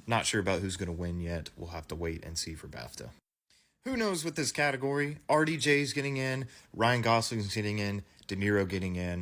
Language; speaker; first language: English; native; English